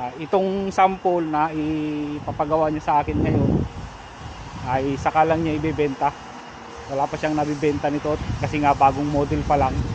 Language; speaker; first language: Filipino; native; Filipino